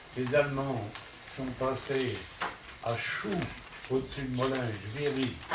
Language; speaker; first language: French; native; French